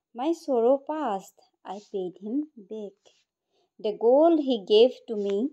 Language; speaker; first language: English; non-native, local second language; Assamese